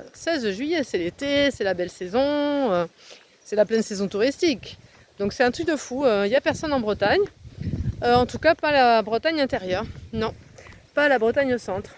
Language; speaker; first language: French; native; French